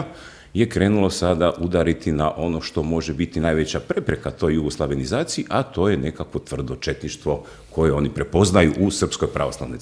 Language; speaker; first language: Croatian; native; Croatian